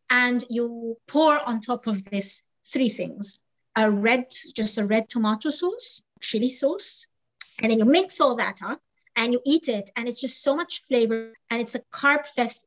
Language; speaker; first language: English; non-native, fluent; Arabic